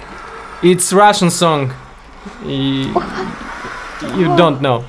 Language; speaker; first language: English; non-native, learner; Russian